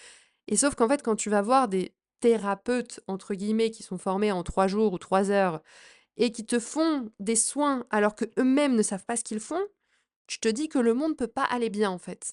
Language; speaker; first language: French; native; French